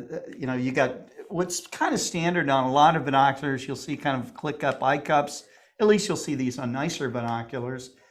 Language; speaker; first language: English; native; English